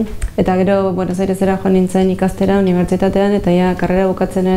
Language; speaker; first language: Basque; non-native, fluent; Spanish